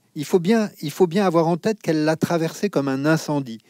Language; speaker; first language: French; native; French